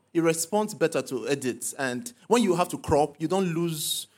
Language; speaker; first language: English; non-native, local second language; Igbo